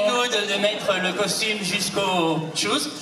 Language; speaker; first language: French; native; French